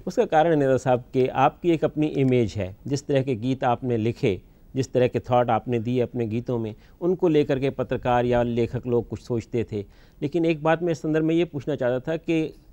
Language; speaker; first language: Hindi; native; Hindi